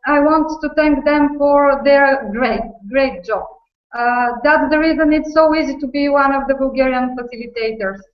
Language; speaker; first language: English; non-native, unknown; Bulgarian